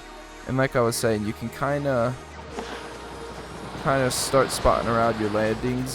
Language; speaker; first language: English; native; English